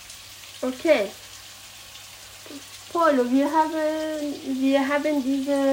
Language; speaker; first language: German; non-native, learner; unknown